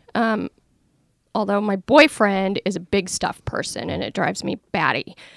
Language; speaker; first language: English; native; English